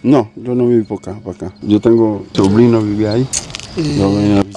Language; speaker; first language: Spanish; non-native, learner; Haitian Creole